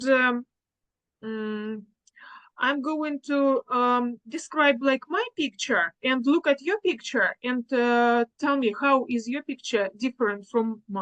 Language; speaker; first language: English; non-native, fluent; Russian